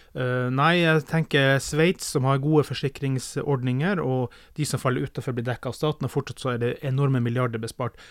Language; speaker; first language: Norwegian; native; Norwegian